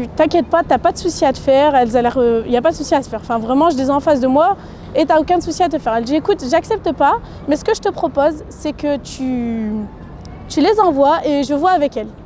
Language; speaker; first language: French; early bilingual, other home language; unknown